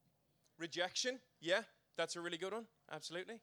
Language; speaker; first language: English; native; English